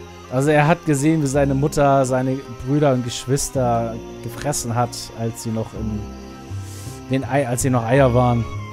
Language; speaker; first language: German; native; German